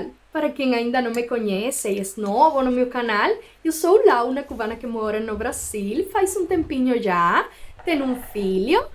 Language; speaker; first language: Portuguese; non-native, fluent; Spanish